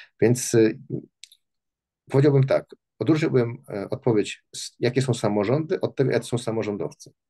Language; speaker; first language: Polish; native; Polish